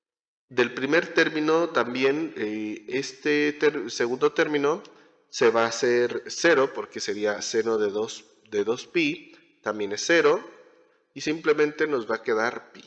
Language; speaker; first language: Spanish; native; Spanish